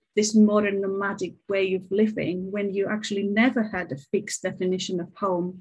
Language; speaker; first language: English; non-native, fluent; Greek